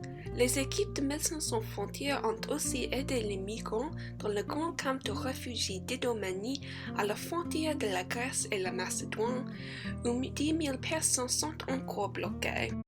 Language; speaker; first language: French; non-native, learner; English